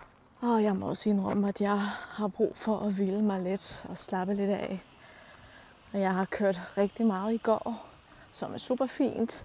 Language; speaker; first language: Danish; non-native, fluent; Polish